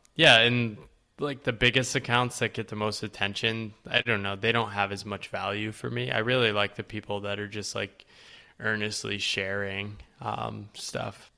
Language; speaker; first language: English; native; English